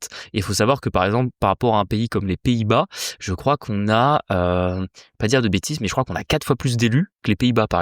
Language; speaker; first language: French; native; French